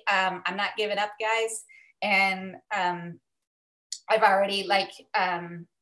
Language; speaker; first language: English; native; English